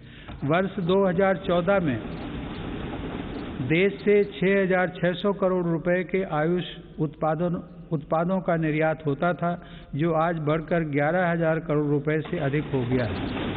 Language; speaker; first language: Hindi; native; Hindi